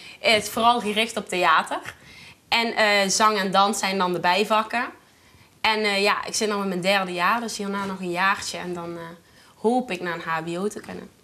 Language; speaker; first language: Dutch; native; Dutch